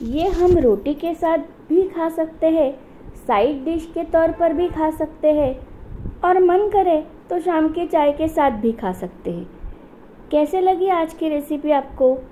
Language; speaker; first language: Hindi; non-native, local second language; Marathi